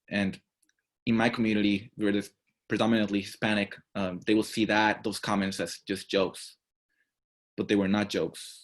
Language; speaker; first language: English; non-native, fluent; Spanish